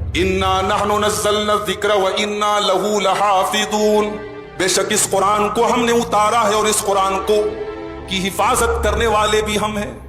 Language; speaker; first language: Urdu; native; Urdu